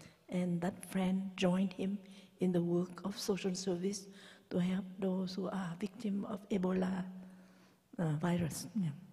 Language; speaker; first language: English; non-native, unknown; Vietnamese